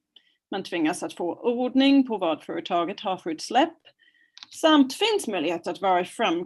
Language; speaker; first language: Swedish; non-native, fluent; English